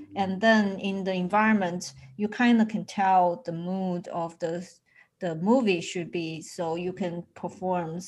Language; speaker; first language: English; non-native, fluent; Chinese